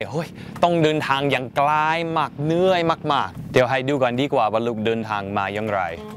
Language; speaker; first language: Thai; non-native, fluent; English